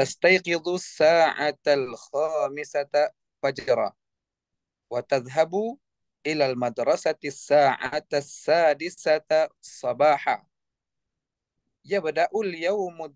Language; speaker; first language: Arabic; non-native, learner; Indonesian